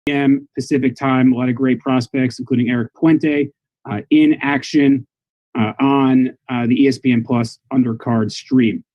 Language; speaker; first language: English; native; English